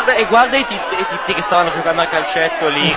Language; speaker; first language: Italian; native; Italian